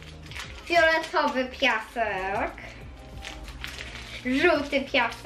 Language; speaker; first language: Polish; early bilingual, heritage; Polish